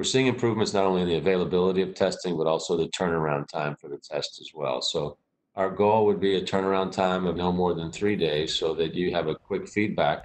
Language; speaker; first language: English; native; English